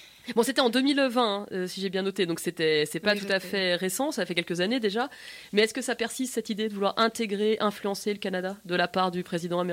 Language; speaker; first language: French; native; French